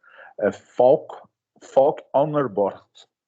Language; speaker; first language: Portuguese; native; Portuguese